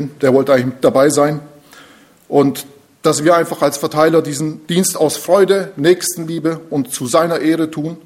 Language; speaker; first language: German; native; German